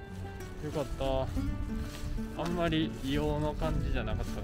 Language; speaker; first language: Japanese; native; Japanese